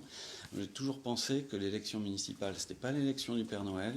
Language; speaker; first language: French; native; French